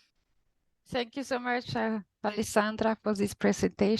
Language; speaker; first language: English; non-native, fluent; Italian